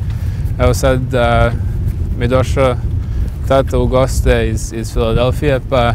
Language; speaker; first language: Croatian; early bilingual, heritage; English